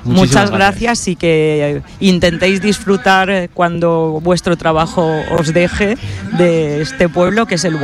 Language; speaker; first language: Spanish; native; Spanish